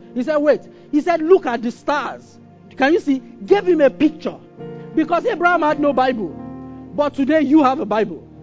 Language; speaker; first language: English; non-native, local second language; Yoruba